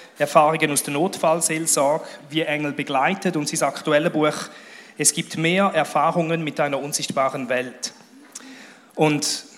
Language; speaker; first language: German; native; German